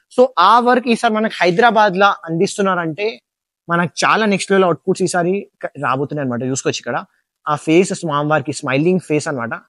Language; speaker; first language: Telugu; non-native, local second language; Hindi